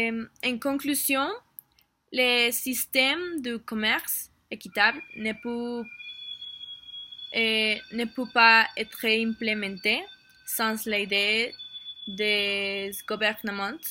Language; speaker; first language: French; non-native, learner; Spanish